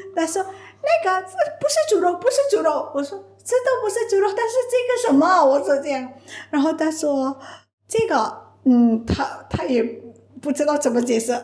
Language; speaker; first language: Chinese; non-native, fluent; Indonesian